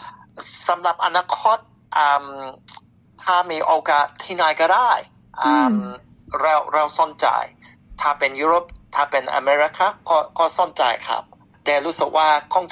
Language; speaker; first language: Thai; non-native, fluent; English